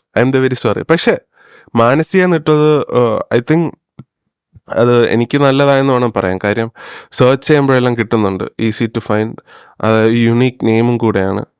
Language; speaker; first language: Malayalam; early bilingual, heritage; Malayalam